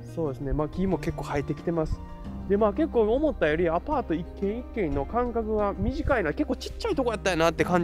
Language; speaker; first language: Japanese; native; Japanese